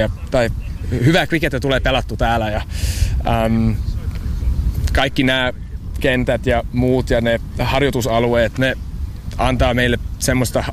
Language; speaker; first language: Finnish; non-native, fluent; English